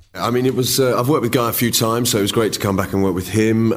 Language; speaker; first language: English; native; English